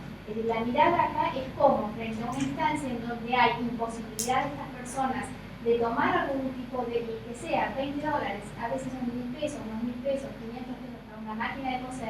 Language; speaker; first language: Spanish; native; Spanish